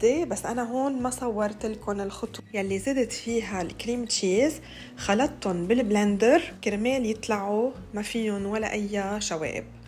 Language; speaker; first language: Arabic; native; Arabic